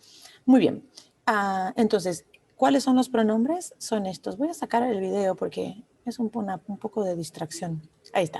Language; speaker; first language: Spanish; non-native, fluent; English